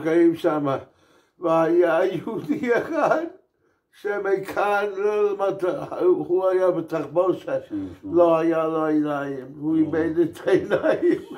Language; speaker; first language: Hebrew; non-native, fluent; English